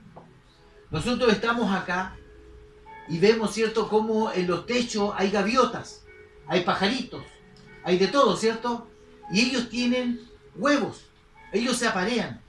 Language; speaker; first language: Spanish; native; Spanish